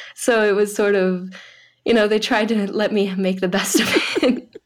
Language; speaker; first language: English; early bilingual, other home language; French